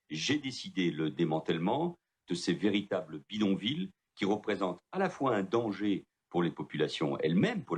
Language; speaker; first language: French; native; French